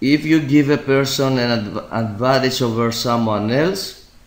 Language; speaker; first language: English; non-native, fluent; Greek